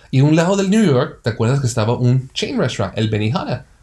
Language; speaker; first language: Spanish; early bilingual, heritage; Spanish